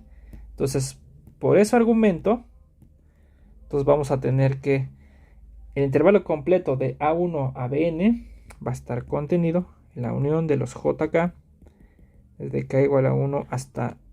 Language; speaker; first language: Spanish; native; Spanish